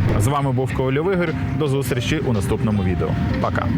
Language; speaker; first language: Ukrainian; native; Ukrainian